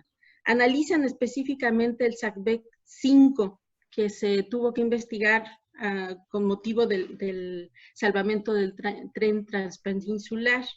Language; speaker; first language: Spanish; native; Spanish